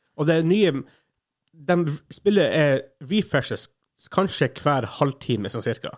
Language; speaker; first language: Norwegian; native; Norwegian